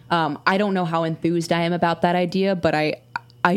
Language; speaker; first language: English; native; English